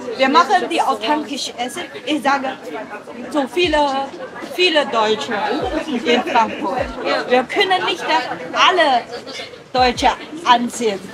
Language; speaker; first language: German; non-native, learner; Chinese